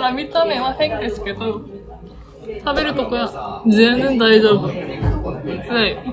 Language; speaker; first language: Japanese; non-native, learner; Korean